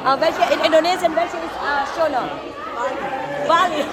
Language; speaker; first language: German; non-native, learner; Indonesian